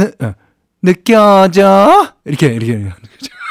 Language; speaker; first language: Korean; native; Korean